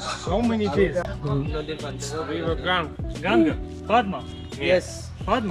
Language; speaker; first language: English; non-native, learner; Russian